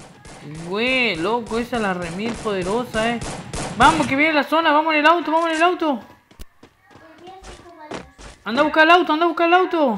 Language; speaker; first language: Spanish; native; Spanish